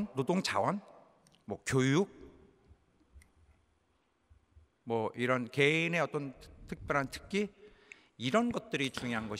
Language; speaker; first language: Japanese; non-native, fluent; Korean